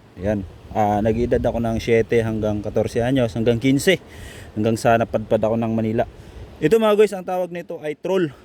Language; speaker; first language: Filipino; non-native, local second language; Iloko